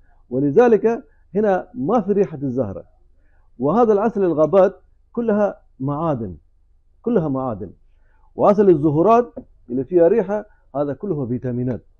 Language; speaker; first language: Arabic; non-native, fluent; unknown